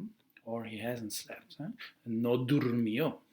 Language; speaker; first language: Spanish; non-native, fluent; Dutch